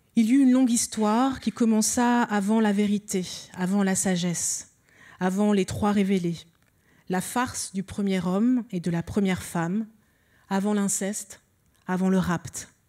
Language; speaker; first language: French; early bilingual, other home language; Lingala